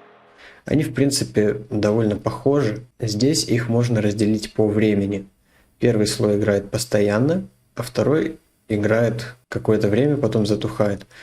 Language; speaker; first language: Russian; native; Russian